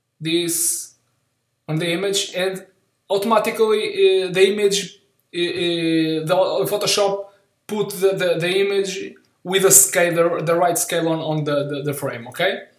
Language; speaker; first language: English; non-native, learner; Portuguese